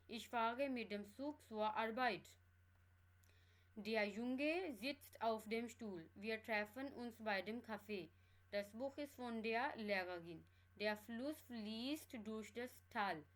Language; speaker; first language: German; non-native, fluent; Urdu